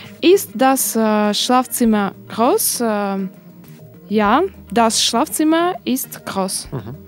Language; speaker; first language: German; non-native, learner; Russian